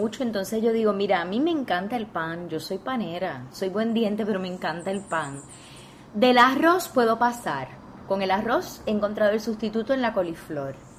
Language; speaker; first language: Spanish; native; Spanish